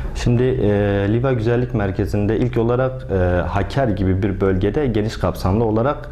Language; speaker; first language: Turkish; native; Turkish